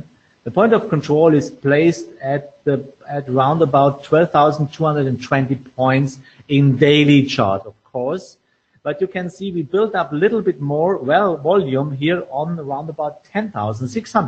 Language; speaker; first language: English; non-native, fluent; German